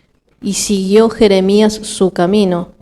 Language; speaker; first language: Spanish; native; Spanish